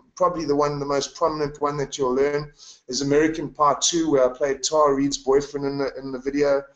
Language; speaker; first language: English; native; English